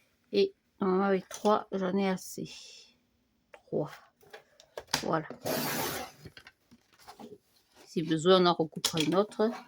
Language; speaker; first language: French; native; French